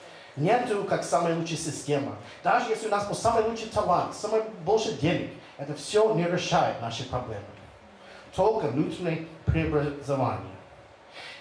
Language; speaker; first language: Russian; non-native, fluent; English